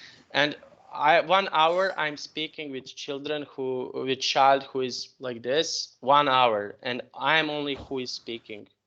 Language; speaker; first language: English; non-native, fluent; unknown